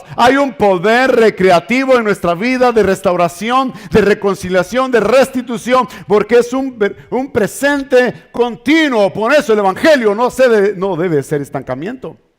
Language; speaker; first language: Spanish; native; Spanish